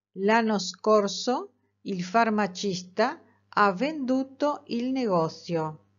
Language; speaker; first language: Italian; non-native, fluent; Spanish